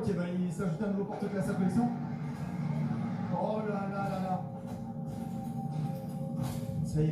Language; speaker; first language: French; native; French